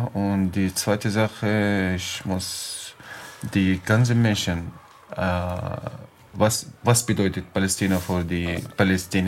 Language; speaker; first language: German; non-native, learner; Arabic